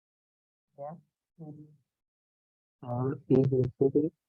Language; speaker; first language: English; non-native, learner; Vietnamese